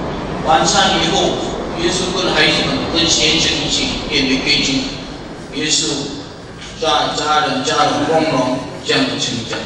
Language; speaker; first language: Chinese; non-native, learner; Korean